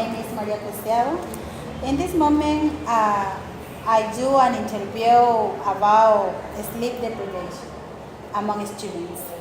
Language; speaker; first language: English; non-native, learner; Spanish